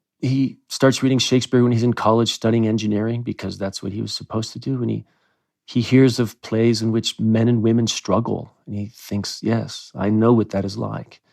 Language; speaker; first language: English; native; English